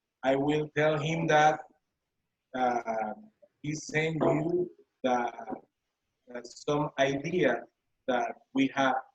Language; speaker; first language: English; non-native, learner; Spanish